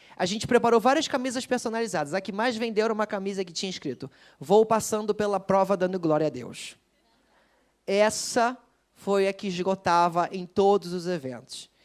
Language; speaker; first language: Portuguese; native; Portuguese